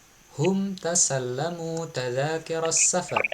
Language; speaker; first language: Arabic; non-native, fluent; Indonesian